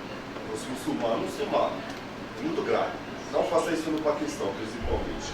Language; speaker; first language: Portuguese; non-native, fluent; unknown